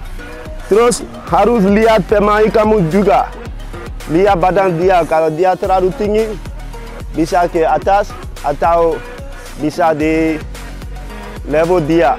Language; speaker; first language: Indonesian; non-native, fluent; English